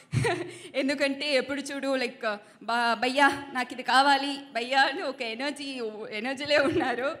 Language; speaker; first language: Telugu; non-native, learner; Tamil